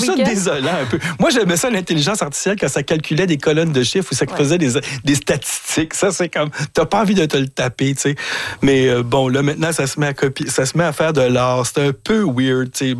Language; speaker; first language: French; native; French